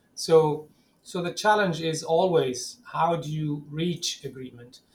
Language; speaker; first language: English; non-native, fluent; Arabic